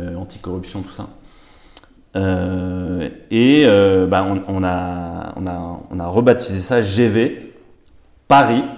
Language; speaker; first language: French; native; French